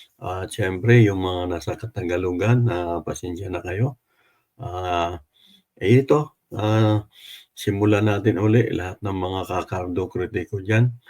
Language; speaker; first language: Filipino; non-native, local second language; Cebuano